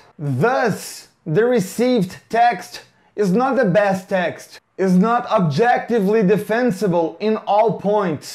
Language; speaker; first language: English; non-native, fluent; Portuguese